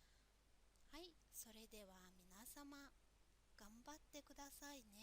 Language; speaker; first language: Japanese; non-native, fluent; Mongolian